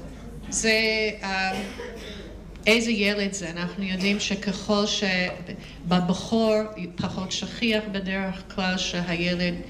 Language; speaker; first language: Hebrew; non-native, fluent; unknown